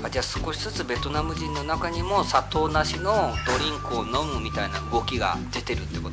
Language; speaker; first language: Japanese; native; Japanese